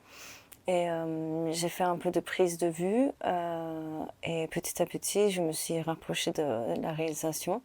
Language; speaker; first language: French; non-native, fluent; Turkish